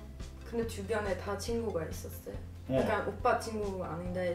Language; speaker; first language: Korean; non-native, fluent; Swedish